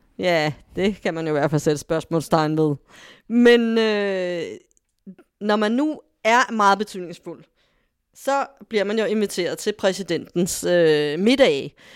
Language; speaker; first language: Danish; native; Danish